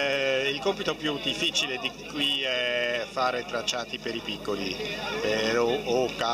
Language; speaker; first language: Italian; non-native, local second language; German